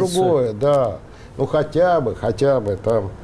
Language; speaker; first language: Russian; native; Russian